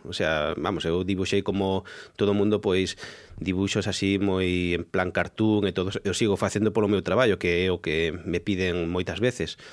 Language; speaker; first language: Galician; non-native, local second language; Spanish